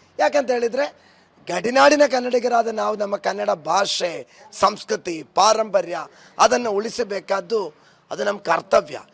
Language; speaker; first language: Kannada; native; Kannada